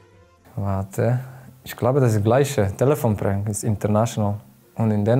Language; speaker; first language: German; non-native, learner; Slovak